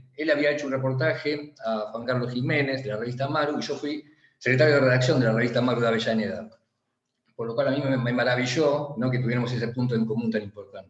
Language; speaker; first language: Spanish; native; Spanish